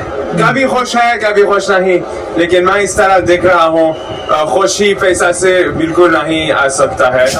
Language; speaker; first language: Hindi; non-native, learner; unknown